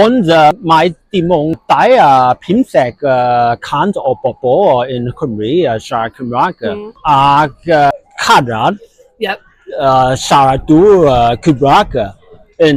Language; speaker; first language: Welsh; non-native, learner; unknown